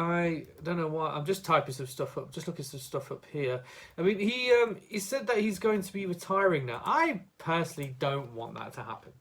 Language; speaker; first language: English; native; English